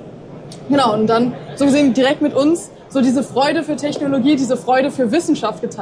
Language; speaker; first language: German; native; German